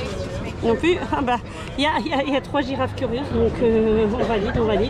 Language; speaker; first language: French; native; French